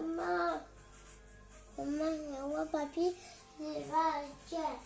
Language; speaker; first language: French; native; French